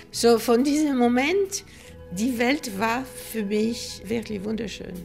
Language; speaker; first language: German; non-native, learner; Greek